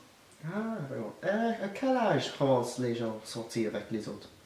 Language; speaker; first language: French; non-native, learner; English